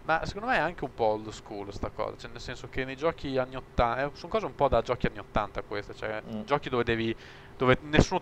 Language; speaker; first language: Italian; native; Italian